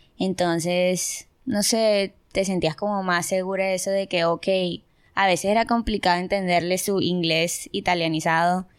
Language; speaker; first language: Spanish; native; Spanish